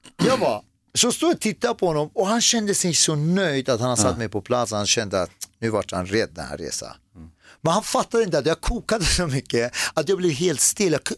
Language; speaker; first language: Swedish; early bilingual, other home language; Persian